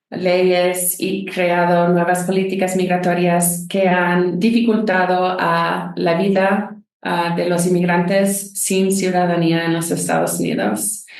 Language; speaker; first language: Spanish; non-native, fluent; English